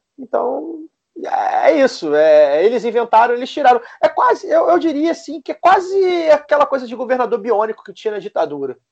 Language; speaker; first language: Portuguese; native; Portuguese